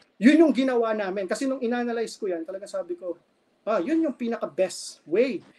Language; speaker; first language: Filipino; native; Filipino